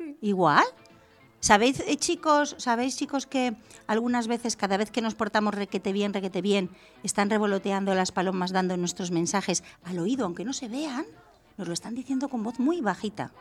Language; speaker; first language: Spanish; native; Spanish